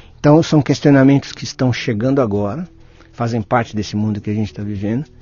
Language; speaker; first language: Portuguese; native; Portuguese